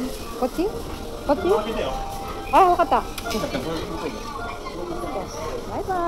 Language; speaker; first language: Japanese; non-native, local second language; Filipino